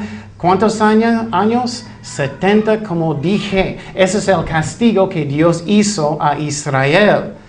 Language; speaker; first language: Spanish; non-native, fluent; English